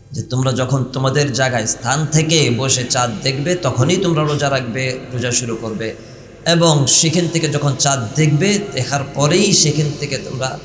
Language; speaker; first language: Bangla; early bilingual, heritage; Bangla